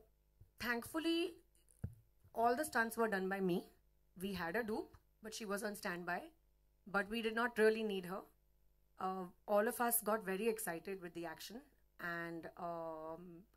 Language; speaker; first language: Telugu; non-native, learner; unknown